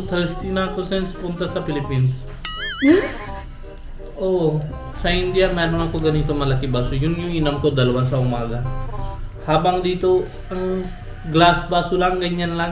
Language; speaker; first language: Filipino; non-native, learner; Hindi